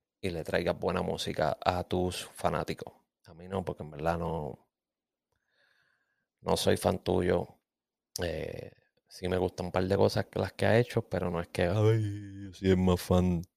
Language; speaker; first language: Spanish; native; Spanish